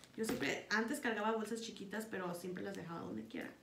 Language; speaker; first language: Spanish; early bilingual, heritage; Spanish